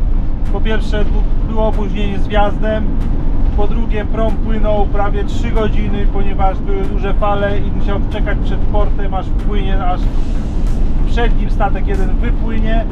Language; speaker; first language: Polish; native; Polish